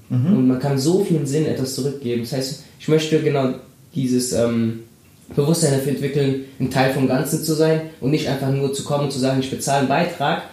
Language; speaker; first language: German; early bilingual, other home language; Spanish